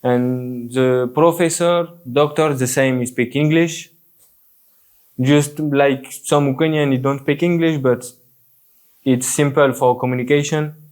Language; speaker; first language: English; non-native, learner; French